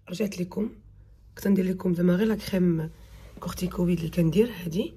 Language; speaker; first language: Arabic; native; Arabic